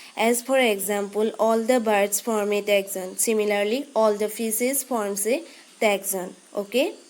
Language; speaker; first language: English; non-native, local second language; Assamese